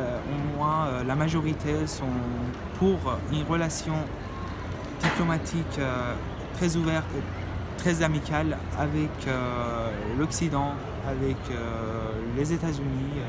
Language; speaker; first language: French; non-native, fluent; Persian